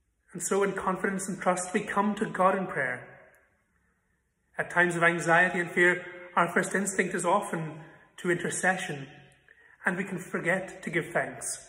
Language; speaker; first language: English; native; English